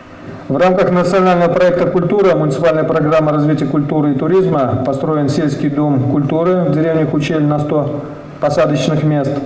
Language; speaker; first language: Russian; native; Russian